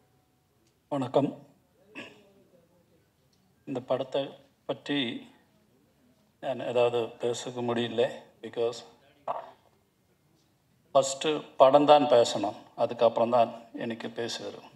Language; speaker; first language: Tamil; non-native, learner; Malayalam